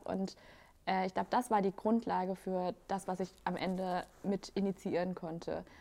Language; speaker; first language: German; native; German